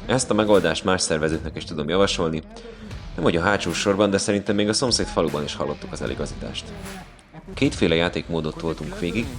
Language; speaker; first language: Hungarian; native; Hungarian